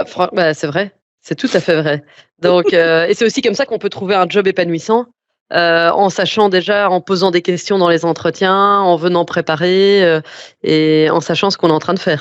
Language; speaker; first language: French; native; French